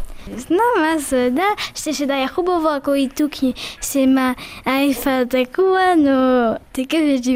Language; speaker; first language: Bulgarian; early bilingual, heritage; Bulgarian